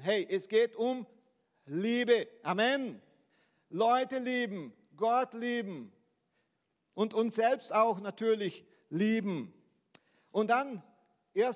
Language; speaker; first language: German; non-native, fluent; Portuguese